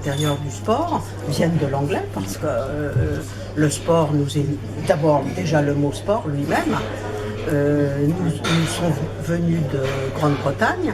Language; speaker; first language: French; native; French